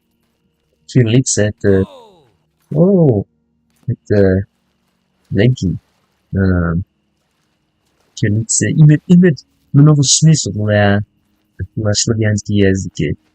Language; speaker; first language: Russian; non-native, learner; English